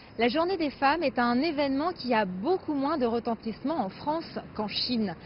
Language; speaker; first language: French; native; French